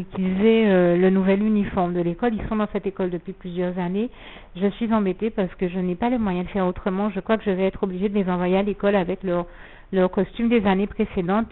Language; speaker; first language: French; native; French